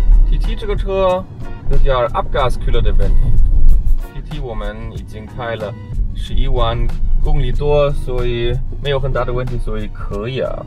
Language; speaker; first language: Chinese; non-native, fluent; German